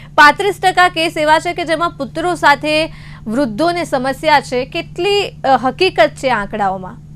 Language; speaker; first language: Gujarati; native; Gujarati